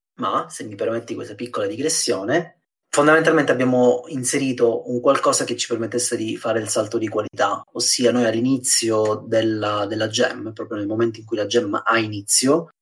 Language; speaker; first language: Italian; native; Italian